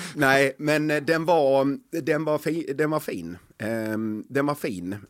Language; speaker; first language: Swedish; native; Swedish